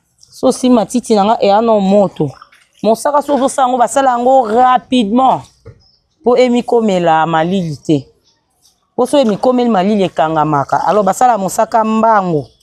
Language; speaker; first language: Lingala; native; Lingala